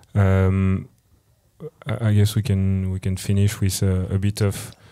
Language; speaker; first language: English; non-native, fluent; French